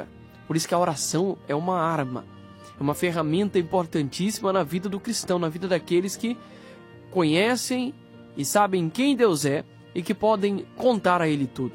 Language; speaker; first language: Portuguese; native; Portuguese